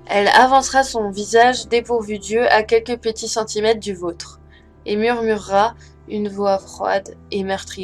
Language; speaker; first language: French; native; French